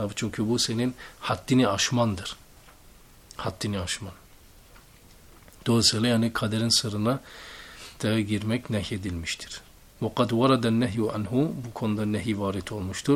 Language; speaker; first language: Turkish; native; Turkish